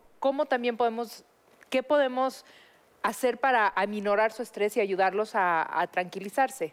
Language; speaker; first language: Spanish; native; Spanish